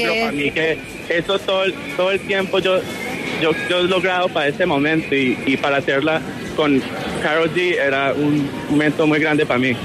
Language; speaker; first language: Spanish; early bilingual, heritage; Spanish